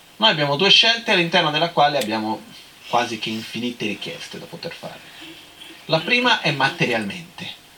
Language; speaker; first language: Italian; non-native, fluent; Portuguese